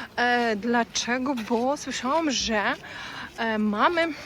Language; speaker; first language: Polish; non-native, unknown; Russian